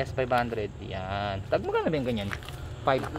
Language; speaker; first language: Filipino; native; Filipino